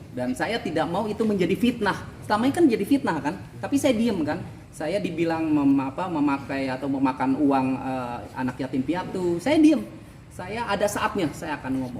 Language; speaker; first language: Indonesian; native; Indonesian